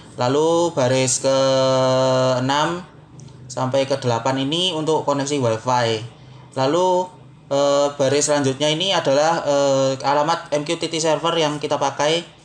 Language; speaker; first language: Indonesian; native; Indonesian